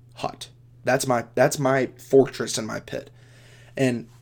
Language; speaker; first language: English; native; English